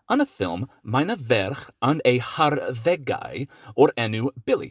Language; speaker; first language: Welsh; non-native, learner; English